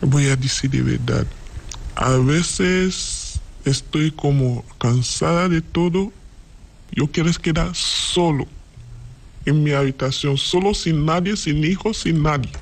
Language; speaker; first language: Spanish; non-native, learner; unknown